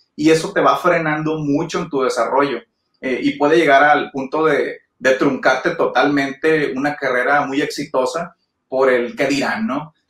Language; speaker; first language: Spanish; native; Spanish